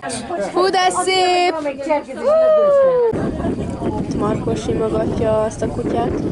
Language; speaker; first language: Hungarian; early bilingual, heritage; Hungarian